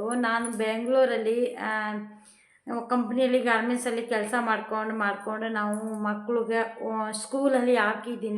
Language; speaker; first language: Kannada; non-native, local second language; Hindi